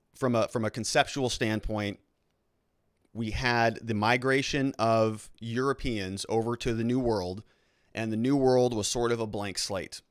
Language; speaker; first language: English; native; English